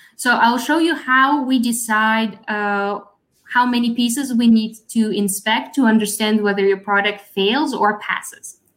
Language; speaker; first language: English; non-native, fluent; Russian